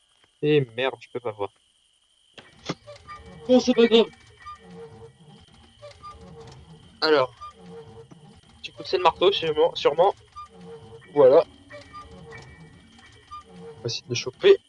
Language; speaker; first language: French; native; French